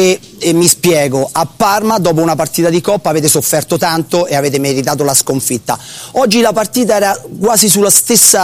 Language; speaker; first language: Italian; native; Italian